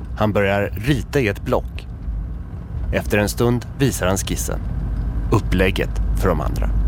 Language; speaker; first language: Swedish; native; Swedish